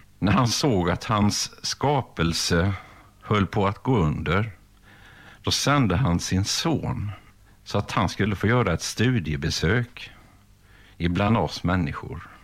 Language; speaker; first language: Swedish; native; Swedish